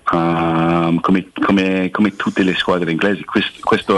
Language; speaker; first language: Italian; non-native, fluent; English